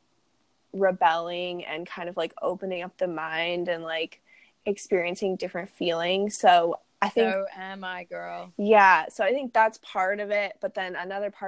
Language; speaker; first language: English; native; English